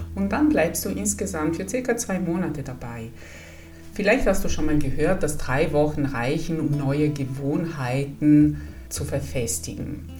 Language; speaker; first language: German; non-native, fluent; Italian